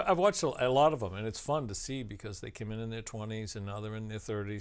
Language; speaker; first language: English; native; English